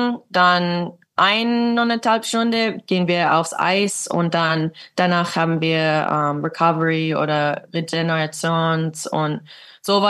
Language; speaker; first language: German; non-native, learner; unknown